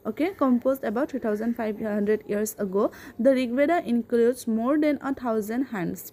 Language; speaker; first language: English; non-native, local second language; Assamese